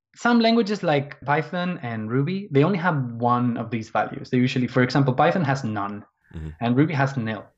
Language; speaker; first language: English; non-native, fluent; Spanish